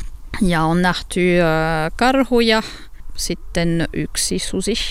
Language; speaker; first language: Finnish; non-native, learner; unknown